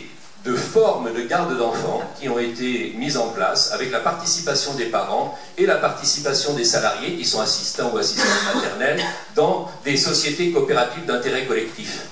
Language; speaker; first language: French; native; French